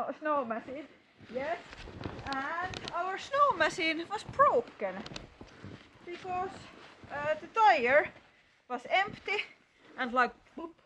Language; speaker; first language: English; non-native, fluent; Finnish